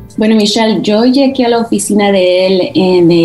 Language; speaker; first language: Spanish; early bilingual, heritage; Spanish